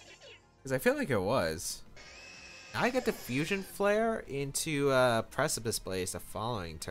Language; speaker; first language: English; native; English